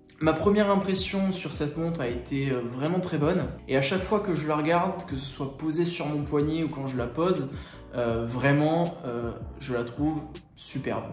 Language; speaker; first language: French; native; French